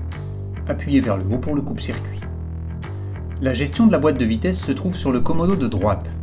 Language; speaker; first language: French; native; French